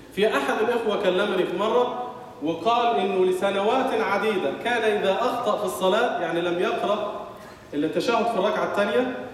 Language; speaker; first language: Arabic; native; Arabic